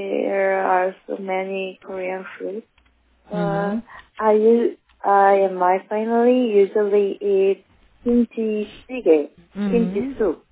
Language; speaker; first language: English; non-native, learner; Korean